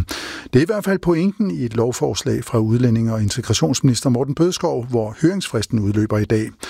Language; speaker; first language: Danish; native; Danish